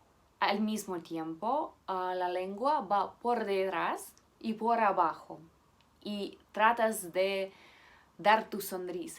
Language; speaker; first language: Spanish; non-native, fluent; Russian